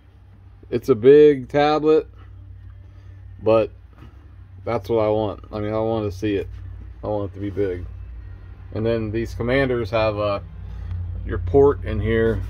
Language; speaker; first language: English; native; English